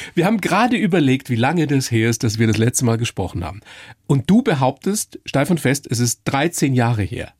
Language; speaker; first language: German; native; German